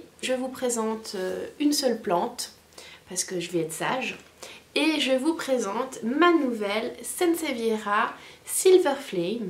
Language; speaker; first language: French; native; French